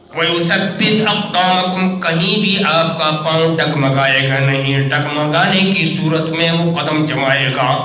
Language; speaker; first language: Urdu; non-native, local second language; Pashto